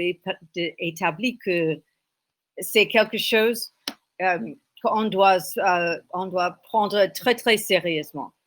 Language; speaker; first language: French; non-native, learner; English